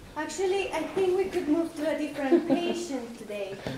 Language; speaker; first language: English; non-native, fluent; Spanish